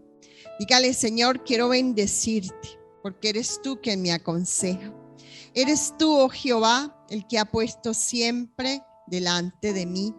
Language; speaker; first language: Spanish; native; Spanish